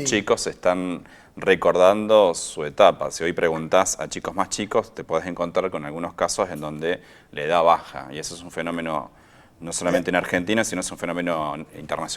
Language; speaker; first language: Spanish; native; Spanish